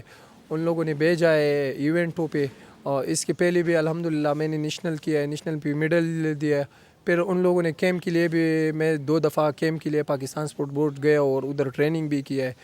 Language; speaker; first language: Hindi; non-native, local second language; Pashto